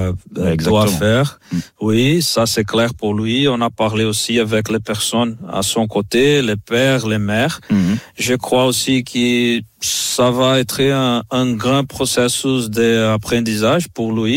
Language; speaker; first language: French; non-native, fluent; Portuguese